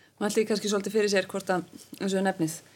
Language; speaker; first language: Icelandic; native; Icelandic